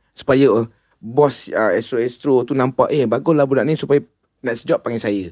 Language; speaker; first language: Malay; native; Malay